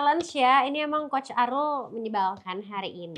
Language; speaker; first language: Indonesian; native; Indonesian